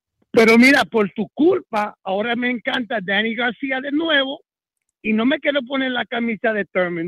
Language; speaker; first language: Spanish; native; Spanish